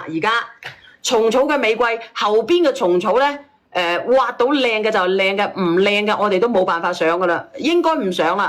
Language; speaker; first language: Cantonese; native; Cantonese